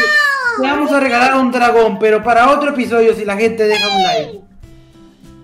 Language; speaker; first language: Spanish; native; Spanish